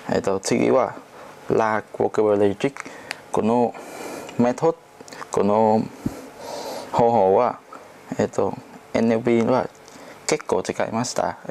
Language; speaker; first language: Japanese; non-native, learner; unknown